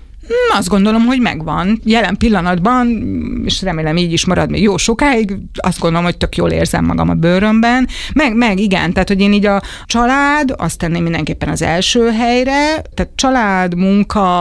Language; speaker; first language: Hungarian; native; Hungarian